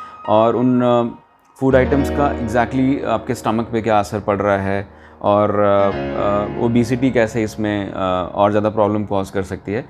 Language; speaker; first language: Hindi; native; Hindi